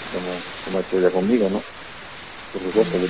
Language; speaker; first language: Spanish; native; Spanish